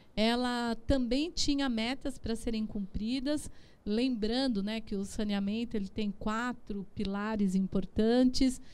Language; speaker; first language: Portuguese; native; Portuguese